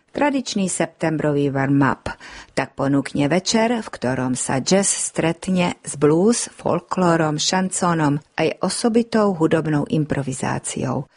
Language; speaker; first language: Slovak; early bilingual, heritage; Slovak